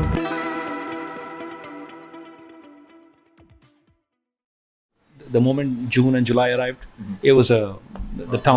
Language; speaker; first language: English; non-native, local second language; Hindi